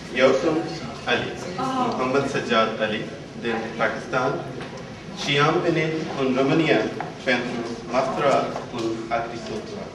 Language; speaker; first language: Romanian; non-native, learner; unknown